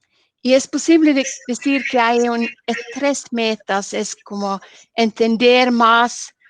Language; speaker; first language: Spanish; non-native, learner; Norwegian